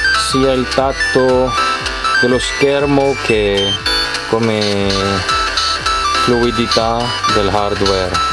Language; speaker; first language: Italian; non-native, fluent; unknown